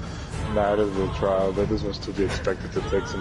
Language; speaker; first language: English; native; English